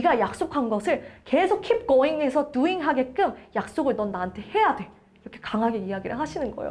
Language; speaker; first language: Korean; native; Korean